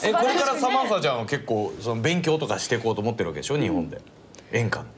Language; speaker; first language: Japanese; native; Japanese